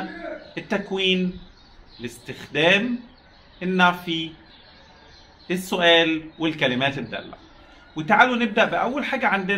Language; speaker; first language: Arabic; native; Arabic